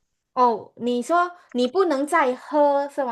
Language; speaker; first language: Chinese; non-native, fluent; Indonesian